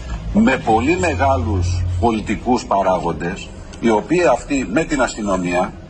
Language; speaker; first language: Greek; native; Greek